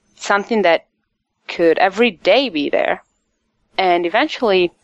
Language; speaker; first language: English; non-native, fluent; Italian